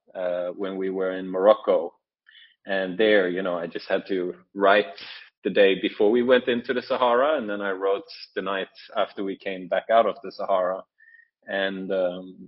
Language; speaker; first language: English; non-native, fluent; Norwegian